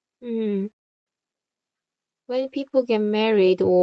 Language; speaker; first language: English; non-native, fluent; Korean